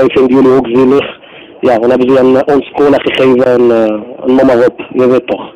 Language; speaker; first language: Dutch; non-native, learner; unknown